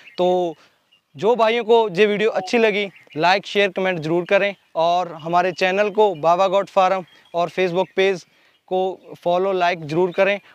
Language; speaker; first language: Hindi; non-native, local second language; Punjabi